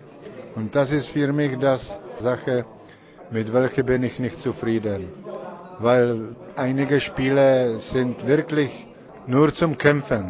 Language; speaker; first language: German; non-native, learner; Czech